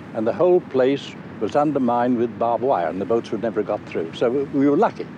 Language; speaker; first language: English; native; English